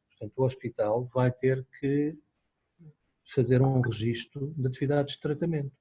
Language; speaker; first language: Portuguese; native; Portuguese